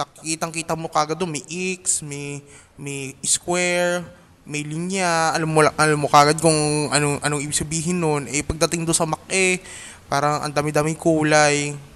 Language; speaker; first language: Filipino; non-native, local second language; Cebuano